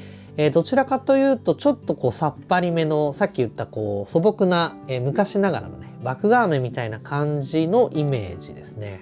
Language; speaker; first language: Japanese; native; Japanese